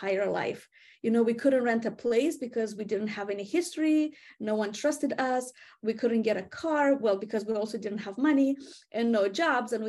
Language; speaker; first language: English; non-native, fluent; Romanian